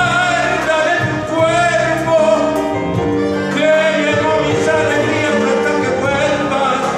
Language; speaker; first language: Spanish; native; Spanish